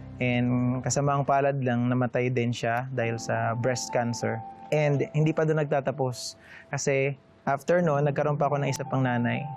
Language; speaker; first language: Filipino; native; Filipino